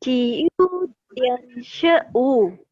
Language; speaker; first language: Chinese; non-native, learner; Indonesian